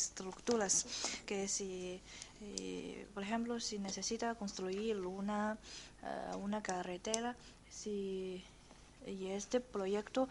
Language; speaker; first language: Spanish; non-native, fluent; Chinese